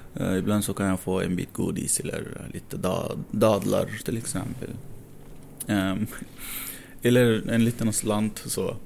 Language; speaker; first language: Swedish; non-native, fluent; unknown